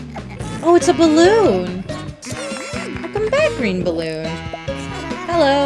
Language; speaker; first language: English; native; English